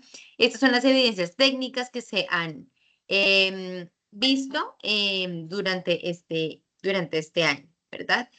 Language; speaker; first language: Spanish; native; Spanish